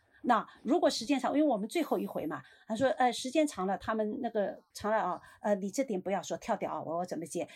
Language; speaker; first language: Chinese; native; Chinese